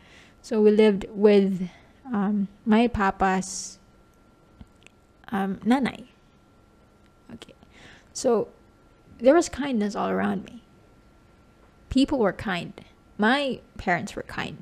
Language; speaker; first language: English; non-native, local second language; Cebuano